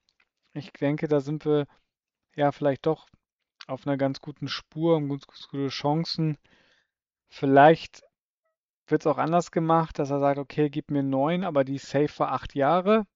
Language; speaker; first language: German; native; German